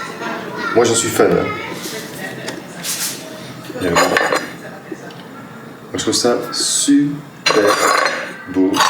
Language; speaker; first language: French; native; French